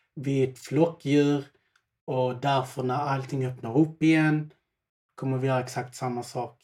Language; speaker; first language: Swedish; early bilingual, other home language; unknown